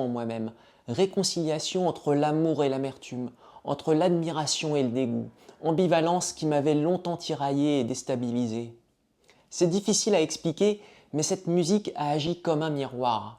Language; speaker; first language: French; native; French